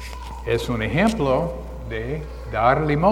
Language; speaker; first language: Spanish; non-native, learner; English